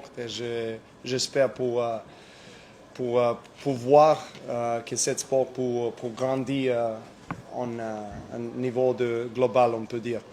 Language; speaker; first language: French; non-native, learner; Serbian